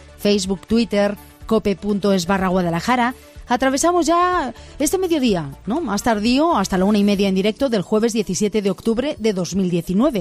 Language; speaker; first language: Spanish; native; Spanish